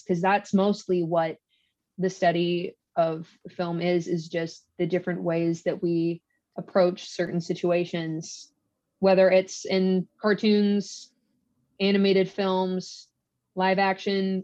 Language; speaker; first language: English; native; English